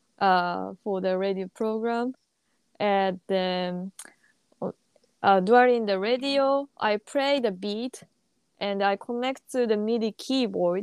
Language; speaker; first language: English; non-native, learner; Japanese